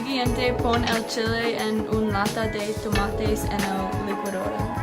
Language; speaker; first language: Spanish; non-native, learner; English